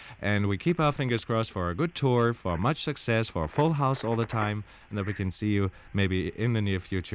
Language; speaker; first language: English; non-native, fluent; German